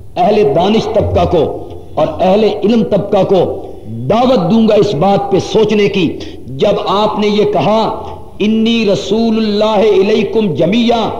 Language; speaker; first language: Urdu; non-native, local second language; Punjabi